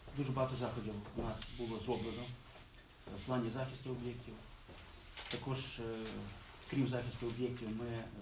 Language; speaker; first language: Ukrainian; native; Ukrainian